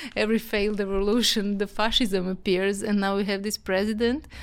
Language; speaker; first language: English; non-native, fluent; Serbian